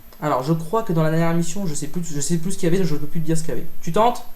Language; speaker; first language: French; native; French